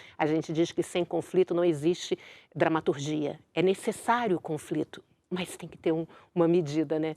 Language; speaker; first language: Portuguese; native; Portuguese